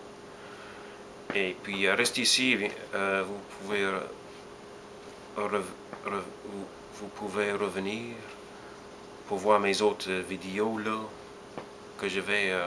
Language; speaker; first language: French; early bilingual, heritage; French